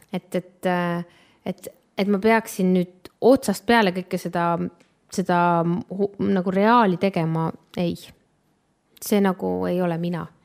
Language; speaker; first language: Estonian; native; Estonian